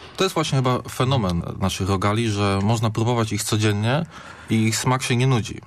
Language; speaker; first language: Polish; native; Polish